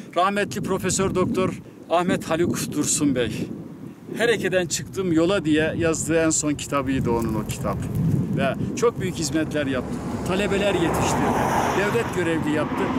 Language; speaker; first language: Turkish; native; Turkish